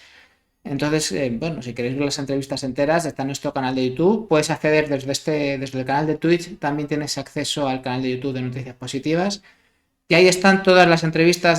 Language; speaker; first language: Spanish; native; Spanish